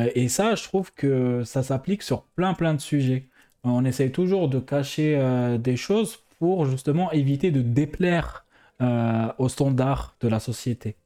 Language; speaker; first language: French; non-native, local second language; Arabic